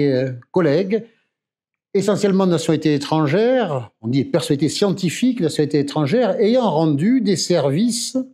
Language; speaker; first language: French; native; French